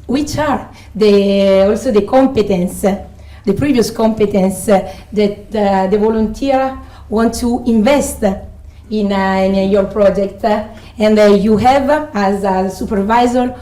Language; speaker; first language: English; non-native, fluent; Italian